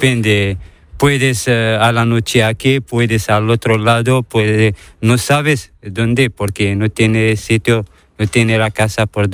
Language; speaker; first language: Spanish; non-native, learner; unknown